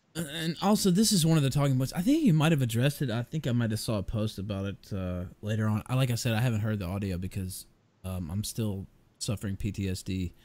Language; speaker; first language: English; native; English